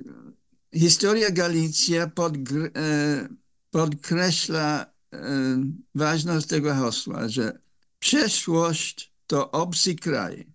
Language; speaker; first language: Polish; non-native, fluent; English